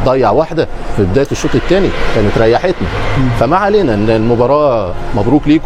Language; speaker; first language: Arabic; native; Arabic